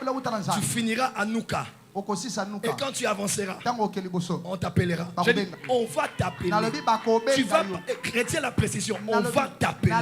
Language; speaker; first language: French; non-native, local second language; Lingala